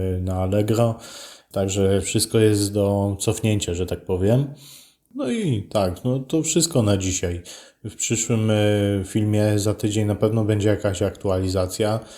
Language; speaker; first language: Polish; native; Polish